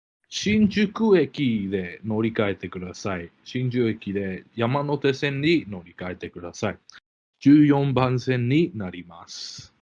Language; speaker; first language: Japanese; non-native, fluent; English